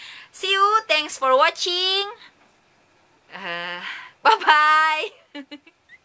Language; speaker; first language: English; non-native, learner; Indonesian